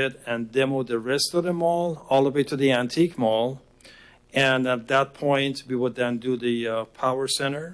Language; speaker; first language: English; non-native, fluent; Persian